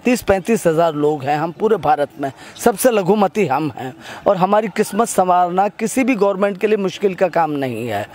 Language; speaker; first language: Hindi; non-native, local second language; Gujarati